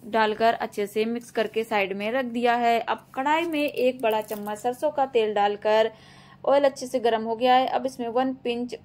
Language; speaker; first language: Hindi; native; Hindi